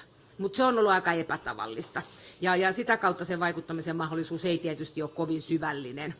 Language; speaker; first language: Finnish; native; Finnish